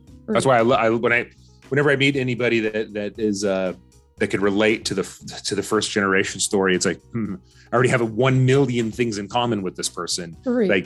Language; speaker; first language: English; early bilingual, other home language; Arabic